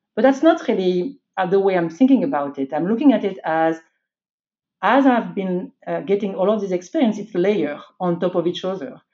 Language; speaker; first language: English; non-native, fluent; French